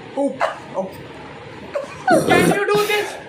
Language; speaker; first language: English; non-native, local second language; Hindi